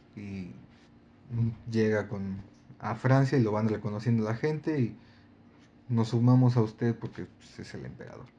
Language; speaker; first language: Spanish; native; Spanish